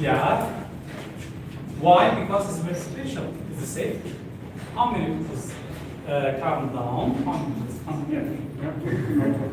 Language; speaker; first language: English; non-native, fluent; Turkish